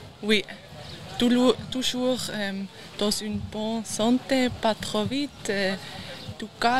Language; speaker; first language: French; non-native, learner; German